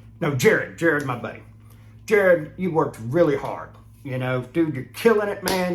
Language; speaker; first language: English; native; English